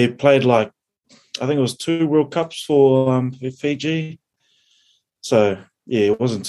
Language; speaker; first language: English; native; English